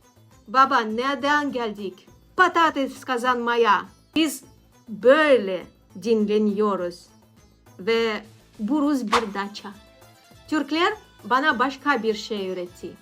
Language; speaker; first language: Turkish; non-native, learner; Russian